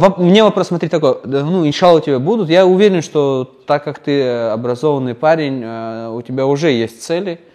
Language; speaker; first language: Russian; non-native, local second language; Uzbek